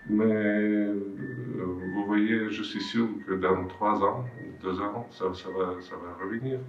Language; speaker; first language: French; non-native, fluent; Russian